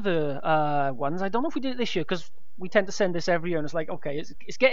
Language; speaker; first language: English; native; English